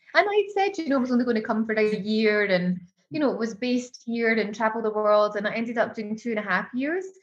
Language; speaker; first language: English; native; English